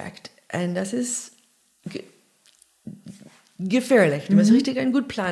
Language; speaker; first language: German; non-native, learner; English